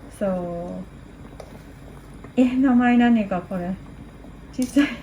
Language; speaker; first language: Japanese; non-native, learner; Thai